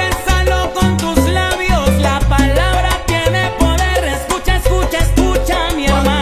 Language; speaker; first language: Spanish; native; Spanish